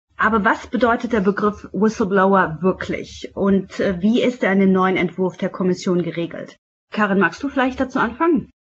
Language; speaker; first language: German; native; German